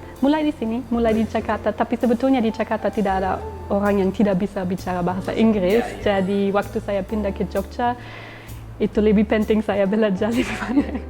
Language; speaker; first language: Indonesian; non-native, fluent; German